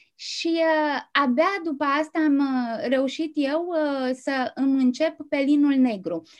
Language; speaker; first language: Romanian; native; Romanian